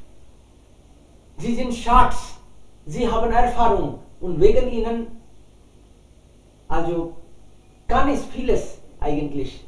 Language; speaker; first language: German; non-native, learner; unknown